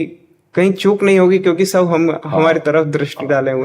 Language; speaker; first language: Hindi; native; Hindi